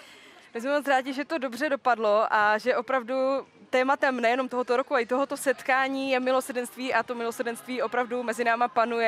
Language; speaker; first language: Czech; native; Czech